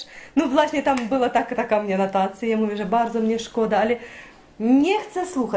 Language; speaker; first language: Polish; non-native, learner; Ukrainian